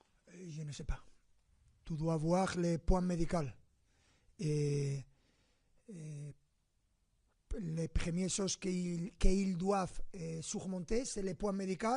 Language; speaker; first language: French; non-native, fluent; Spanish